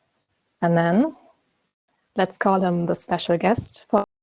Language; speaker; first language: English; non-native, fluent; German